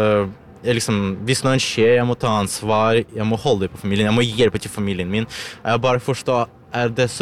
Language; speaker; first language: Swedish; non-native, learner; Ukrainian